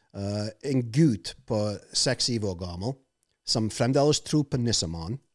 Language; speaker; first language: Norwegian; non-native, fluent; English